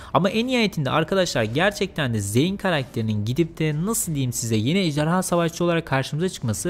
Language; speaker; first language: Turkish; native; Turkish